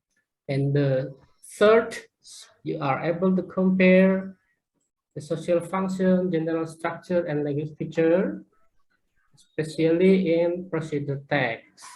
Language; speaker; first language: English; non-native, fluent; Indonesian